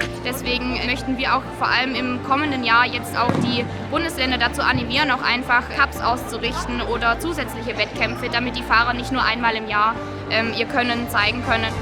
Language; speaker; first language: German; native; German